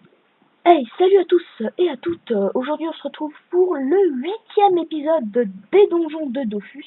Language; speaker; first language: French; native; French